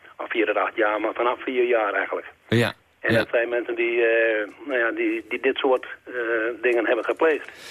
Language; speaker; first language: Dutch; native; Dutch